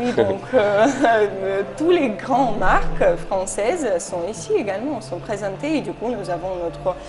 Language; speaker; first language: French; non-native, fluent; Ukrainian